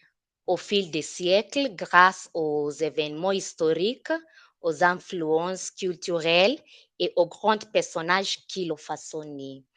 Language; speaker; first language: French; non-native, fluent; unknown